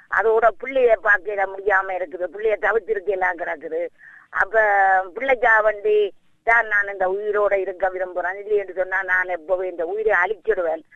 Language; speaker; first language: Tamil; native; Tamil